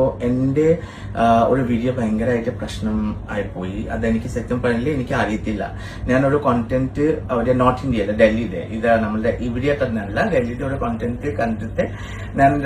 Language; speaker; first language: Malayalam; non-native, fluent; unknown